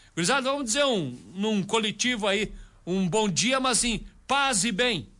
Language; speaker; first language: Portuguese; native; Portuguese